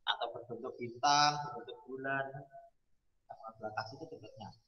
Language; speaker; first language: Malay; non-native, local second language; Javanese